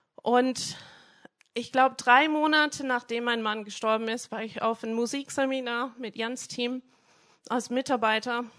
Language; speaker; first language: German; non-native, fluent; English